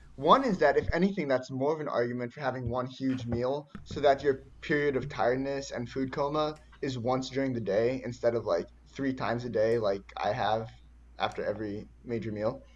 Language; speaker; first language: English; early bilingual, other home language; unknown